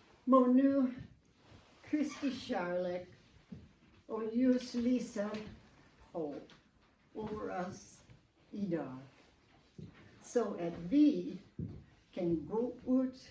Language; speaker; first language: Swedish; non-native, learner; English